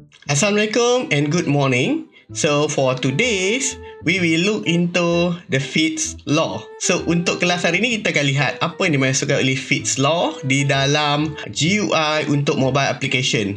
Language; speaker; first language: English; non-native, local second language; Malay